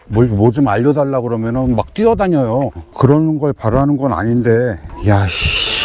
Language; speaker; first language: Korean; native; Korean